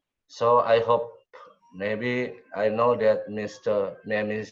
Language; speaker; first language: English; non-native, learner; Indonesian